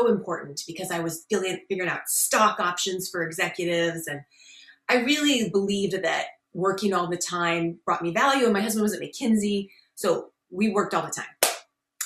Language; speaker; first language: English; native; English